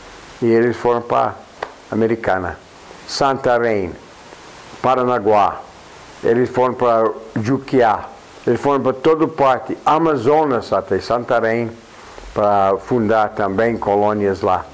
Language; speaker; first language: Portuguese; non-native, fluent; English